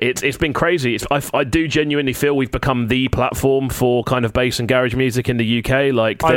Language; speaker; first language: English; native; English